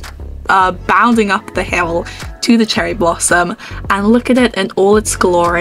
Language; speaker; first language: English; native; English